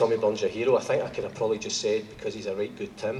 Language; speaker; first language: English; native; English